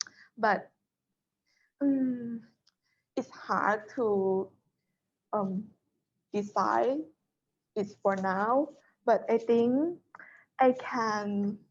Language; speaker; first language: English; non-native, learner; Thai